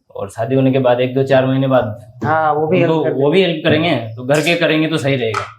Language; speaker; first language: Hindi; native; Hindi